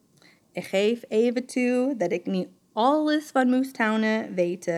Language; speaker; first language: Dutch; non-native, fluent; English